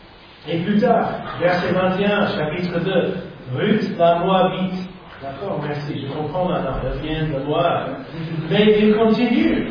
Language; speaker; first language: French; non-native, fluent; English